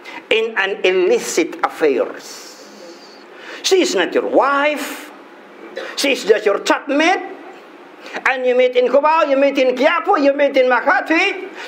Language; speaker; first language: English; non-native, local second language; Filipino